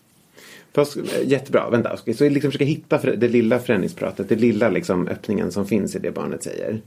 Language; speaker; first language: Swedish; native; Swedish